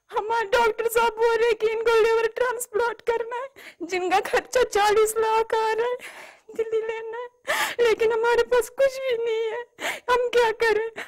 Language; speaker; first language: Hindi; non-native, local second language; Kashmiri